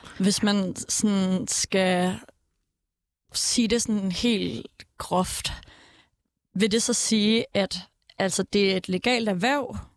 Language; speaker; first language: Danish; native; Danish